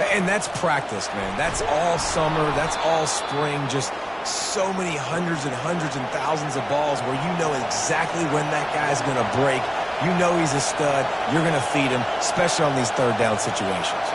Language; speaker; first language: English; native; English